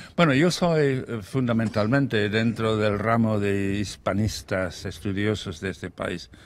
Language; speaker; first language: Spanish; non-native, fluent; English